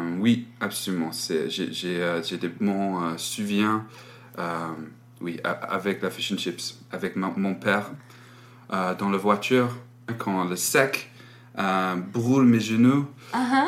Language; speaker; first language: French; non-native, learner; English